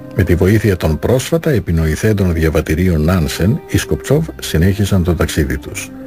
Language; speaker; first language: Greek; native; Greek